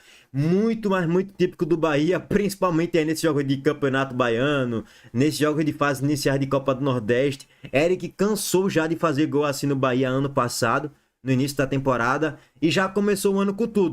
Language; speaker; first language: Portuguese; native; Portuguese